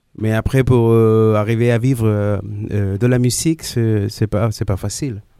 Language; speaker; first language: French; non-native, fluent; Spanish